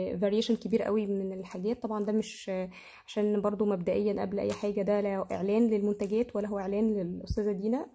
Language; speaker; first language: Arabic; native; Arabic